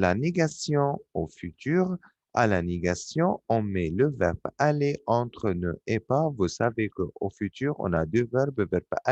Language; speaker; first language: French; non-native, fluent; Arabic